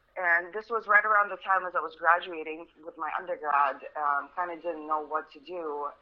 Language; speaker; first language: English; early bilingual, other home language; Russian